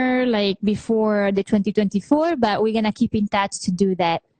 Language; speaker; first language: English; non-native, fluent; Italian